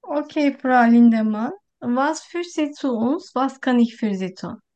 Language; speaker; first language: German; non-native, learner; Turkish